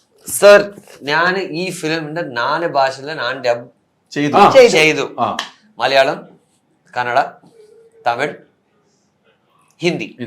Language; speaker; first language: Malayalam; non-native, learner; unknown